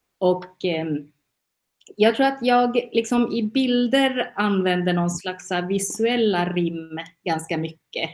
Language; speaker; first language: Swedish; native; Swedish